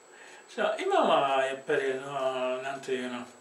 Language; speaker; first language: Japanese; non-native, fluent; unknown